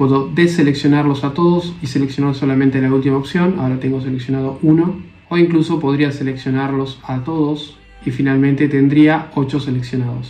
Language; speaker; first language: Spanish; native; Spanish